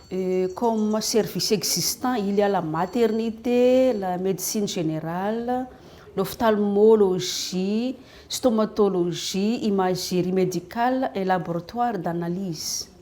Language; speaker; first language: French; non-native, local second language; Malagasy